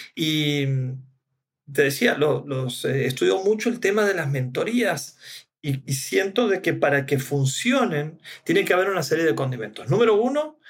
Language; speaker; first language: Spanish; native; Spanish